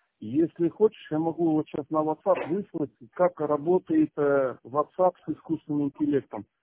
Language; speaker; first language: Russian; native; Russian